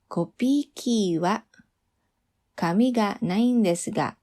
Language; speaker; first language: Japanese; non-native, fluent; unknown